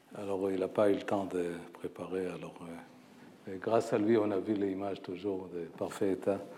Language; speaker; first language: French; non-native, fluent; Hebrew